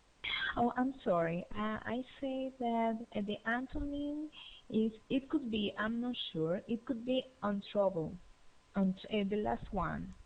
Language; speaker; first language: English; non-native, learner; Spanish